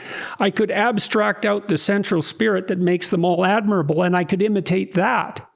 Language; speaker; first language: English; native; English